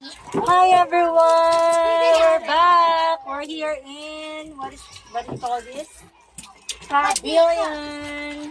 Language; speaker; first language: English; non-native, local second language; Filipino